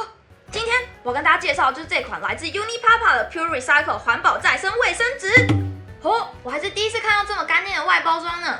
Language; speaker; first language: Chinese; native; Chinese